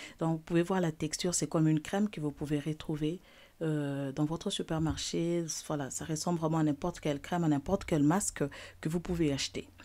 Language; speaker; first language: French; non-native, local second language; Lingala